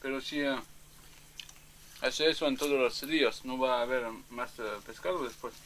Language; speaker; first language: Spanish; non-native, learner; French